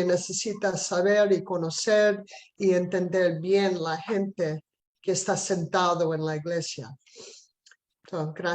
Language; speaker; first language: Spanish; non-native, fluent; English